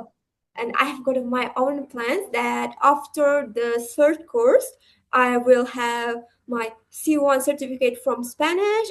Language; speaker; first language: English; non-native, learner; Uzbek